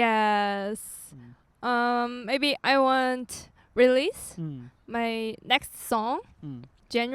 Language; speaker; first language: English; non-native, learner; Korean